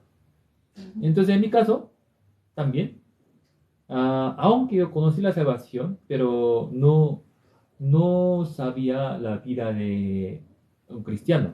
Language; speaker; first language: Spanish; non-native, learner; Korean